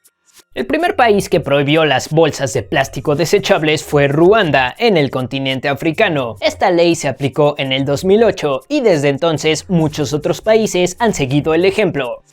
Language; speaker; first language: Spanish; native; Spanish